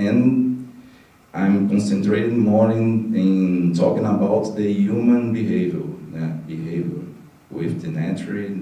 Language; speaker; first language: English; non-native, learner; Portuguese